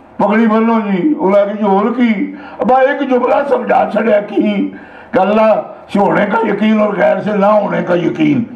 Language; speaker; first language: Urdu; non-native, local second language; Punjabi